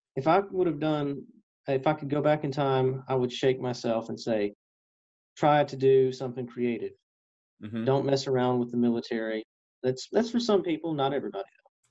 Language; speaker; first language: English; native; English